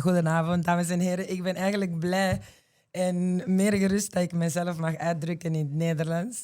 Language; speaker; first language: Dutch; non-native, fluent; Spanish